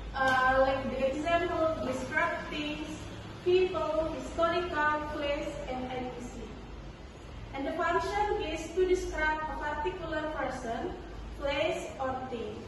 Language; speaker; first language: English; non-native, learner; Indonesian